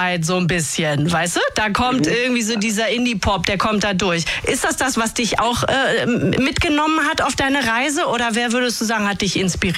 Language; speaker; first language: German; native; German